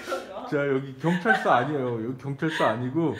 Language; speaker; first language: Korean; native; Korean